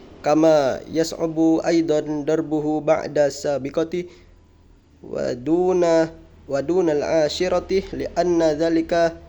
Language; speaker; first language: Arabic; non-native, learner; Indonesian